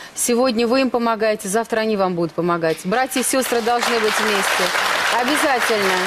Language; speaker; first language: Russian; native; Russian